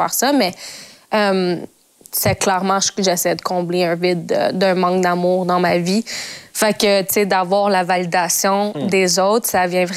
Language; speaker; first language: French; native; French